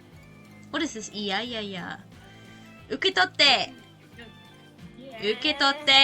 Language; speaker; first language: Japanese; non-native, learner; English